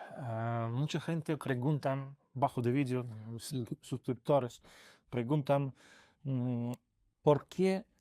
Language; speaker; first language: Spanish; non-native, learner; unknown